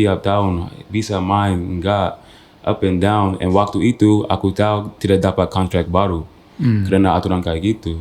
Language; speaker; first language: Indonesian; non-native, fluent; English